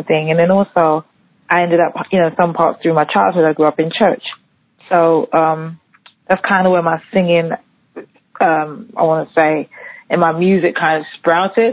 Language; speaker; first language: English; native; English